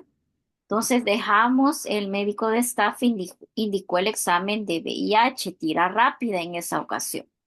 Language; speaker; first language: Spanish; native; Spanish